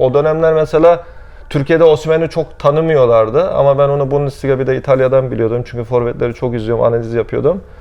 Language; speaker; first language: Turkish; early bilingual, heritage; Turkish